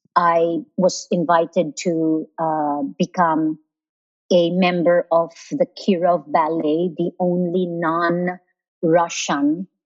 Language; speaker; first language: English; non-native, local second language; Filipino